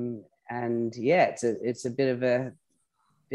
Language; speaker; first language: English; native; English